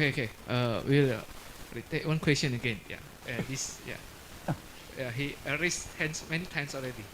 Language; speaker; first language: English; non-native, fluent; Indonesian